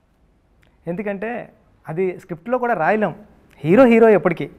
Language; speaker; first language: Telugu; native; Telugu